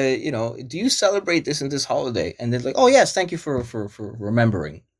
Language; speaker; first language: English; early bilingual, other home language; Polish